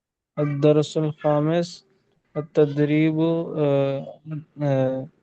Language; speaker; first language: Arabic; non-native, learner; Urdu